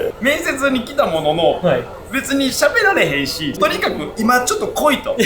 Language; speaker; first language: Japanese; native; Japanese